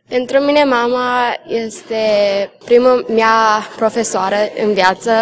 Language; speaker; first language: Romanian; early bilingual, heritage; Romanian